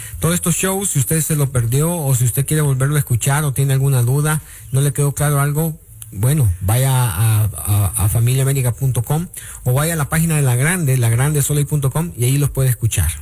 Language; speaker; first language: Spanish; native; Spanish